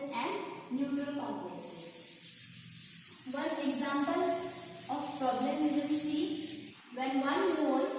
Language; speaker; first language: English; non-native, local second language; Marathi